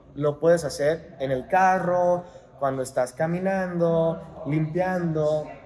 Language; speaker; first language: Spanish; non-native, fluent; English